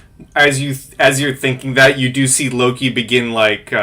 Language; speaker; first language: English; native; English